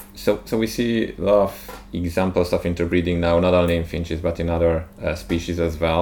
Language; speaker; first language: English; non-native, fluent; Hungarian